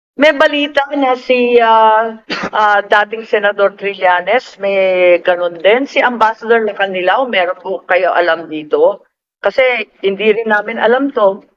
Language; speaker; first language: Filipino; native; Filipino